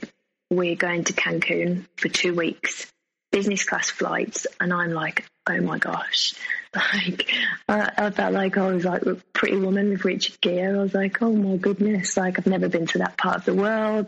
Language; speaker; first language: English; native; English